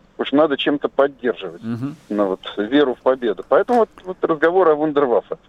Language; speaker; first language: Russian; native; Russian